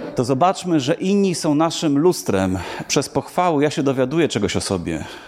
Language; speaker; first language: Polish; native; Polish